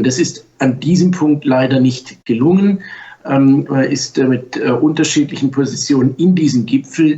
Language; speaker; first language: German; native; German